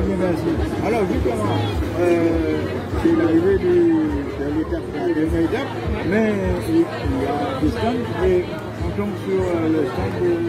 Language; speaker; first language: French; native; French